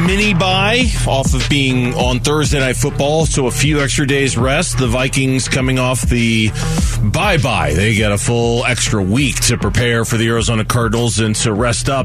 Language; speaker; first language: English; native; English